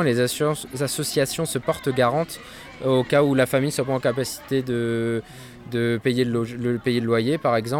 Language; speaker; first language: French; native; French